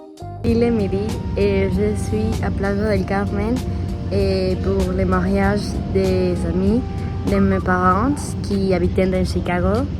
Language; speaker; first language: French; non-native, learner; Spanish